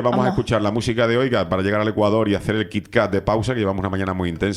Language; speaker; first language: Spanish; native; Spanish